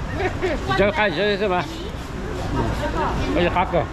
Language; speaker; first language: English; non-native, learner; Hmong